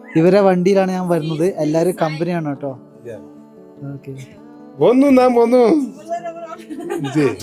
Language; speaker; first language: Malayalam; native; Malayalam